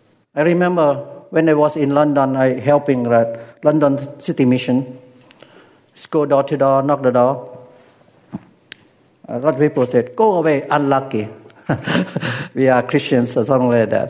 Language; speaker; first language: English; non-native, learner; Lao